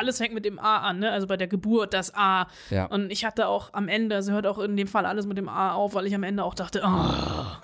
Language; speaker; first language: German; native; German